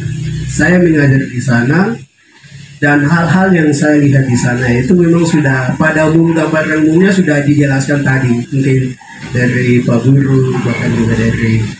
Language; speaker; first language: Indonesian; non-native, local second language; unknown